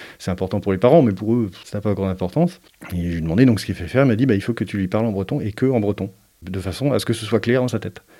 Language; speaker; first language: French; native; French